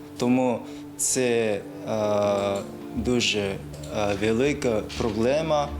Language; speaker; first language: Ukrainian; non-native, learner; Japanese